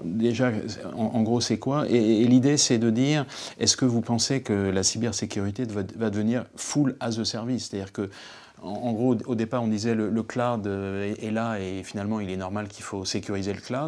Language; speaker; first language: French; native; French